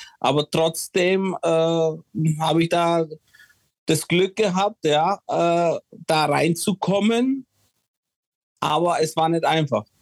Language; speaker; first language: German; early bilingual, other home language; Czech